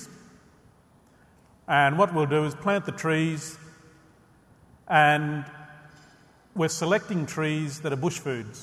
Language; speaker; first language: English; native; English